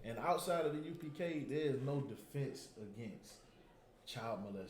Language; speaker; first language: English; native; English